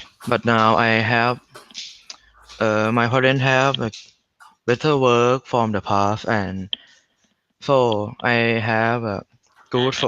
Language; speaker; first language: English; non-native, learner; Thai